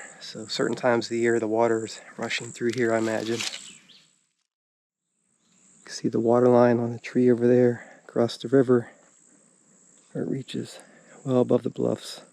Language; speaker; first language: English; native; English